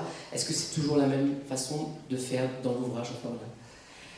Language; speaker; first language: French; native; French